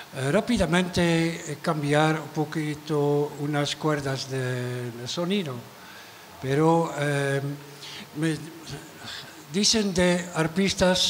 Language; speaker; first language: Spanish; non-native, learner; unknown